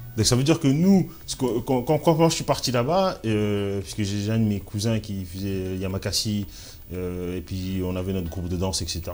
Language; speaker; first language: French; early bilingual, other home language; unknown